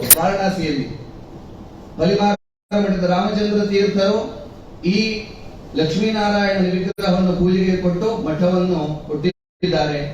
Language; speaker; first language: Kannada; non-native, local second language; Konkani